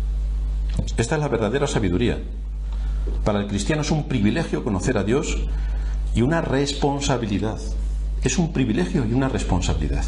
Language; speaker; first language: Spanish; native; Spanish